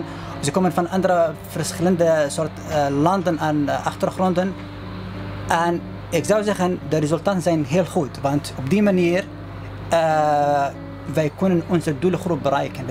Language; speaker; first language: Dutch; non-native, fluent; Arabic